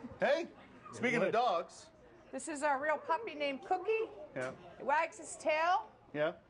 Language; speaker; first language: English; native; English